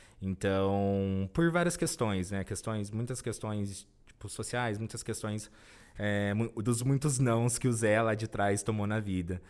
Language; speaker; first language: Portuguese; native; Portuguese